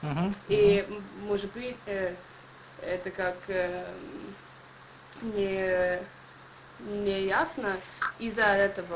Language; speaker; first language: Russian; non-native, learner; English